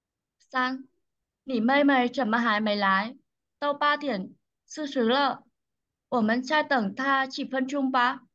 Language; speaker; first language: Chinese; non-native, learner; Vietnamese